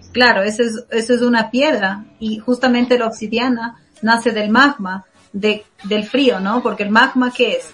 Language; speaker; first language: Spanish; native; Spanish